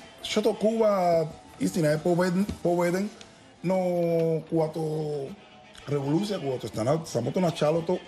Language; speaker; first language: Bulgarian; non-native, learner; Spanish